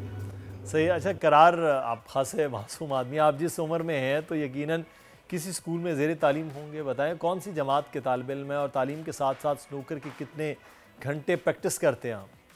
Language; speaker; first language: Urdu; native; Urdu